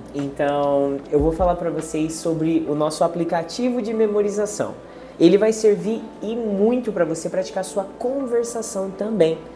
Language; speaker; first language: Portuguese; native; Portuguese